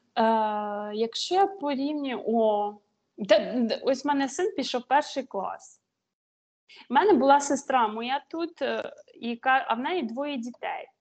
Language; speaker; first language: Ukrainian; native; Ukrainian